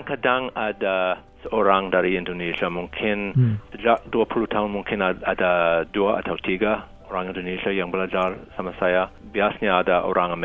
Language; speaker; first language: Indonesian; non-native, fluent; English